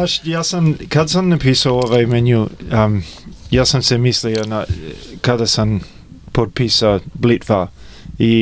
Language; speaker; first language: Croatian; early bilingual, heritage; Croatian